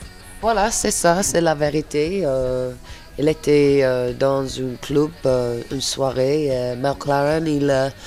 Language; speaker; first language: French; non-native, fluent; English